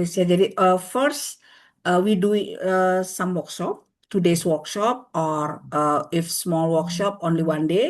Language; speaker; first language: English; non-native, learner; Indonesian